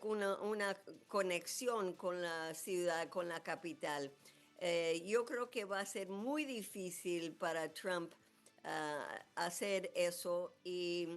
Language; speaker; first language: Spanish; non-native, fluent; English